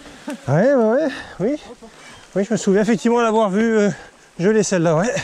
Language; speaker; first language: French; native; French